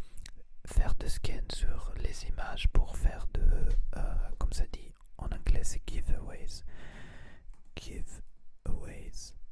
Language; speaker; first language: French; non-native, learner; Spanish